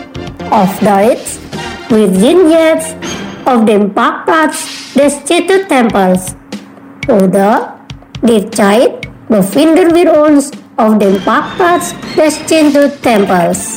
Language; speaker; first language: German; non-native, learner; Indonesian